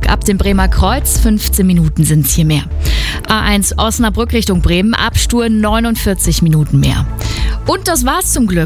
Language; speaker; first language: German; native; German